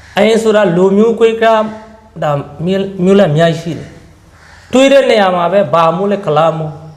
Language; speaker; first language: Burmese; non-native, local second language; Rohingya